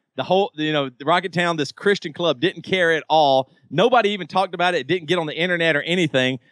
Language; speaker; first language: English; native; English